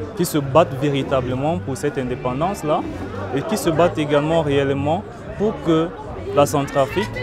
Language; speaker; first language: French; non-native, local second language; Sango